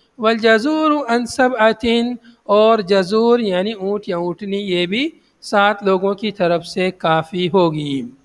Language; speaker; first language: Urdu; native; Urdu